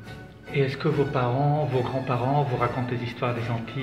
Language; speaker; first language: French; native; French